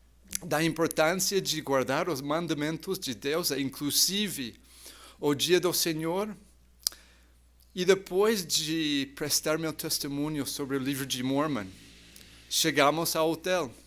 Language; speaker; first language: Portuguese; non-native, fluent; English